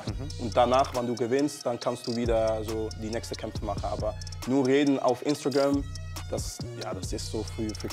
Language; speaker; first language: German; non-native, learner; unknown